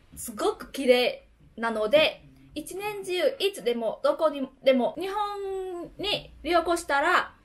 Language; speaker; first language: Japanese; non-native, fluent; Vietnamese